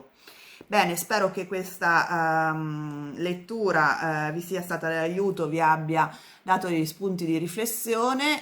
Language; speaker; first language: Italian; native; Italian